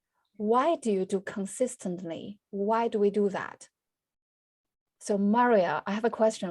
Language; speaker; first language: English; non-native, fluent; Chinese